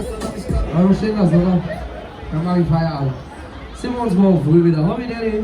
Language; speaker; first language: German; native; German